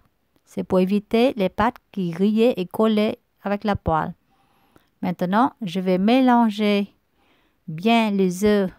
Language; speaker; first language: French; non-native, learner; Vietnamese